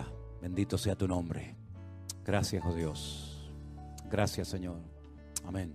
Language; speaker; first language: Spanish; native; Spanish